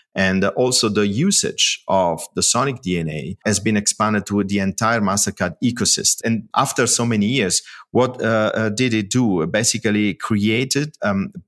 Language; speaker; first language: English; non-native, fluent; Italian